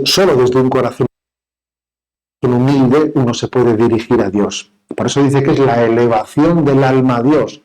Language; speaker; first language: Spanish; native; Spanish